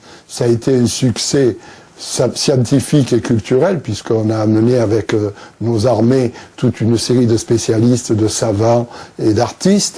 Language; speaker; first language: French; native; French